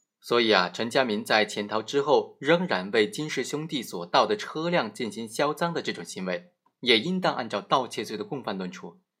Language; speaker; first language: Chinese; native; Chinese